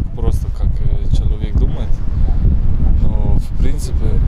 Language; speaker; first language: Russian; non-native, fluent; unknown